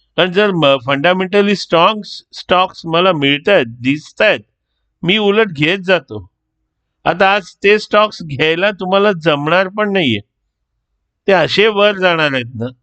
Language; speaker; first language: Marathi; native; Marathi